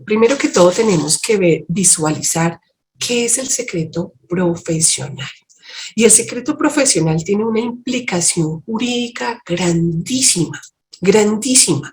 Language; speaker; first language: Spanish; native; Spanish